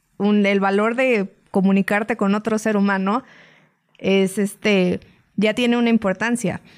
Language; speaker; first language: Spanish; native; Spanish